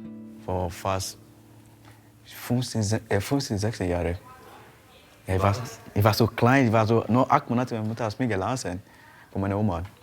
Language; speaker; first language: German; non-native, learner; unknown